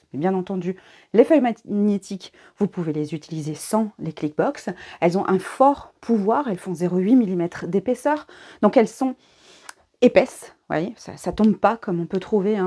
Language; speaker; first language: French; native; French